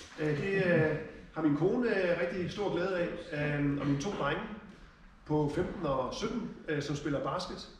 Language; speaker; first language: Danish; early bilingual, other home language; German